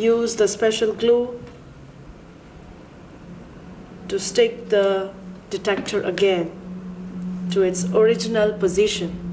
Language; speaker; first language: English; non-native, learner; Chinese